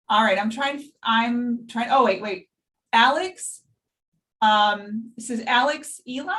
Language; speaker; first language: English; native; English